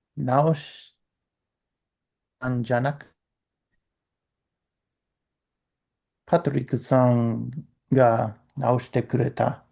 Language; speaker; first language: Japanese; non-native, learner; English